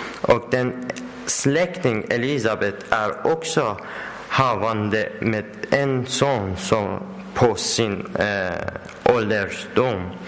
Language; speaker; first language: Swedish; non-native, learner; Persian